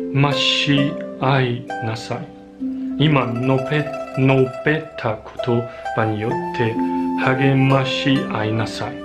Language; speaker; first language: Japanese; non-native, fluent; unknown